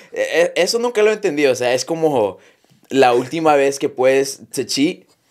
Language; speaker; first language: Spanish; early bilingual, heritage; Spanish